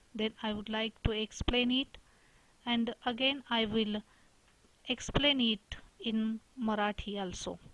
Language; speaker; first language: English; non-native, local second language; Marathi